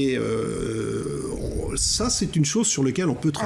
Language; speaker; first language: French; native; French